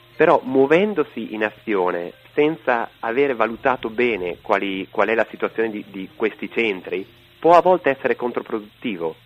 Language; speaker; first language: Italian; native; Italian